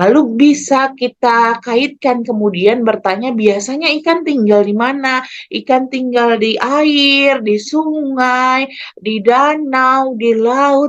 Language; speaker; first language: Indonesian; native; Indonesian